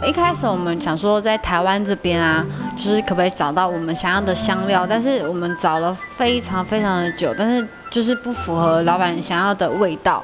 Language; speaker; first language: Chinese; native; Chinese